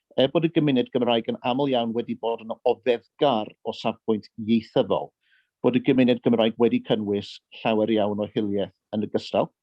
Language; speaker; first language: Welsh; early bilingual, heritage; Welsh